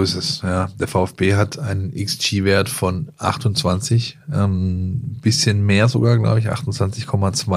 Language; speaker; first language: German; native; German